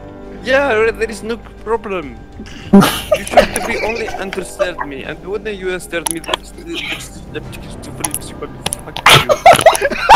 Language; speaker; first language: English; non-native, learner; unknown